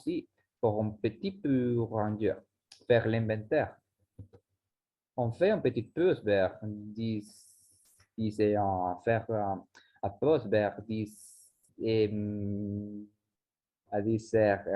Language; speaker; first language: French; non-native, learner; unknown